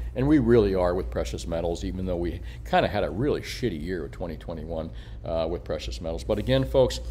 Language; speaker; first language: English; native; English